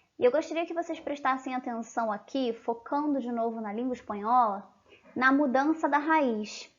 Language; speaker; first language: Portuguese; native; Portuguese